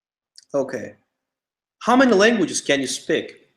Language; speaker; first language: English; non-native, fluent; Turkish